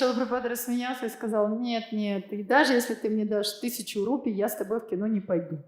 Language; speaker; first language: Russian; native; Russian